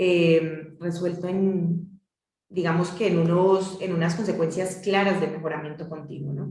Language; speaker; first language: Spanish; native; Spanish